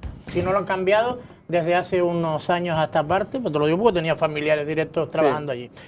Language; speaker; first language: Spanish; native; Spanish